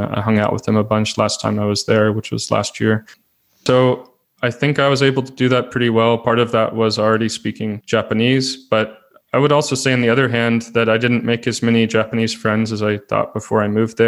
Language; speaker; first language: English; native; English